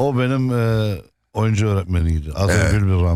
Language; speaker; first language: Turkish; early bilingual, heritage; Turkish